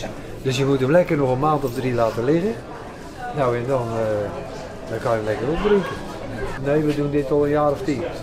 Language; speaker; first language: Dutch; native; Dutch